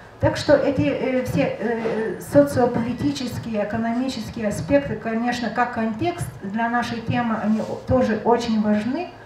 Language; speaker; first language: Russian; non-native, local second language; Lithuanian